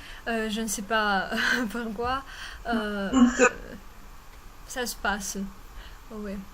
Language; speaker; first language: French; non-native, fluent; Russian